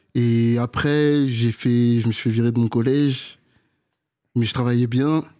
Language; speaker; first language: French; native; French